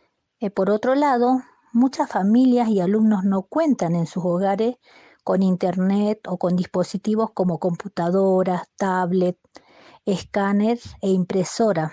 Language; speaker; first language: Spanish; native; Spanish